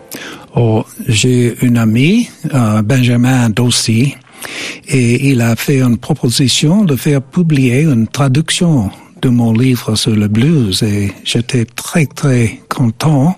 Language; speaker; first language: French; non-native, fluent; English